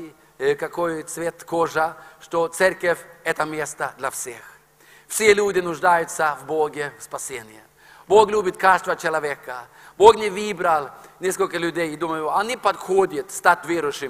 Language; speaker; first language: Russian; non-native, fluent; Norwegian